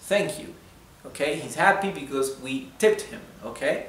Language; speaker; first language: English; non-native, fluent; Spanish